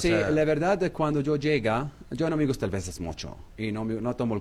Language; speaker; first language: Spanish; non-native, learner; Arabic